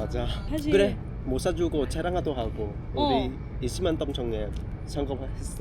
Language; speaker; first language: Korean; non-native, fluent; Vietnamese